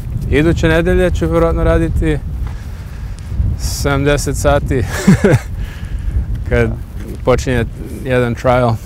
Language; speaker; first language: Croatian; early bilingual, heritage; English